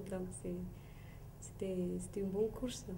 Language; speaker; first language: French; non-native, local second language; Malagasy